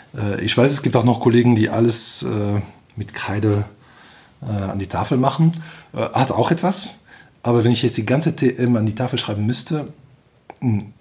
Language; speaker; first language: German; non-native, fluent; French